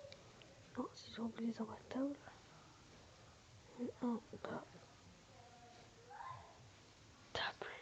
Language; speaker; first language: French; native; French